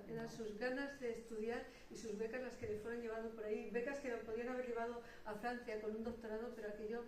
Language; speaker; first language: Spanish; native; Spanish